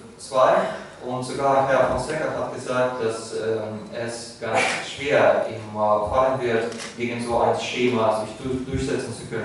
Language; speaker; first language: German; non-native, fluent; Russian